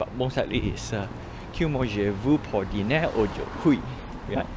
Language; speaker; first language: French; non-native, learner; English